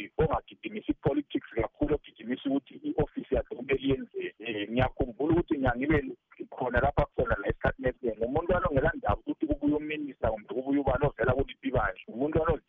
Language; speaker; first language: Zulu; native; Zulu